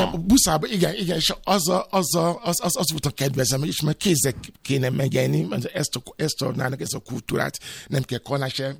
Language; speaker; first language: Hungarian; non-native, fluent; Yoruba